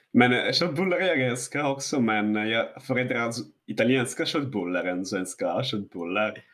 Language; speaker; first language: Swedish; non-native, learner; Italian